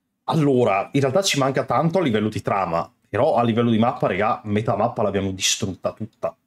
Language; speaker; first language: Italian; native; Italian